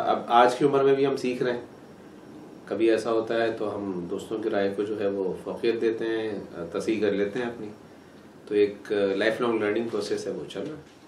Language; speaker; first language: Urdu; non-native, local second language; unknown